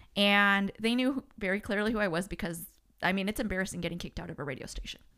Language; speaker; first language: English; early bilingual, other home language; Spanish